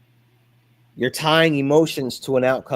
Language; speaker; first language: English; native; English